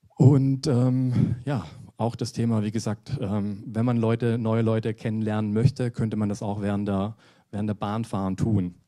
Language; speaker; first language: German; native; German